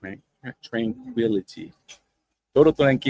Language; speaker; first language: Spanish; non-native, learner; English